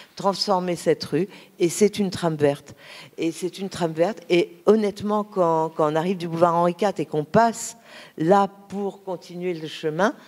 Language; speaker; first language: French; native; French